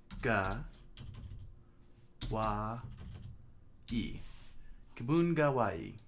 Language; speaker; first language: Japanese; non-native, learner; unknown